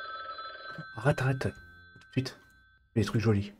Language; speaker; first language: French; native; French